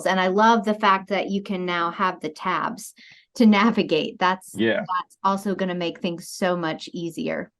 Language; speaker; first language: English; native; English